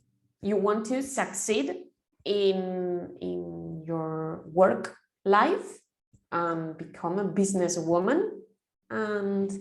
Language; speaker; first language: English; non-native, fluent; Spanish